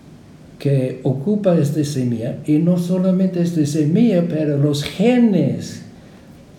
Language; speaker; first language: Spanish; non-native, fluent; English